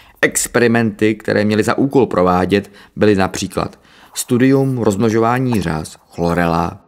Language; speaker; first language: Czech; native; Czech